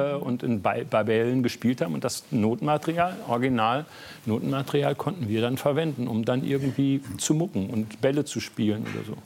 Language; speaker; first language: German; native; German